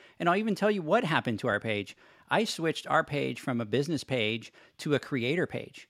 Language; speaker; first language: English; non-native, local second language; Spanish